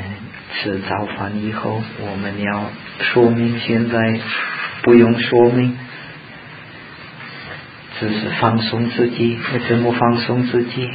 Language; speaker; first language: Chinese; non-native, fluent; Czech